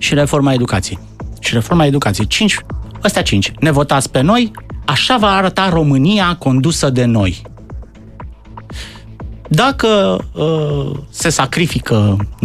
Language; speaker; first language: Romanian; native; Romanian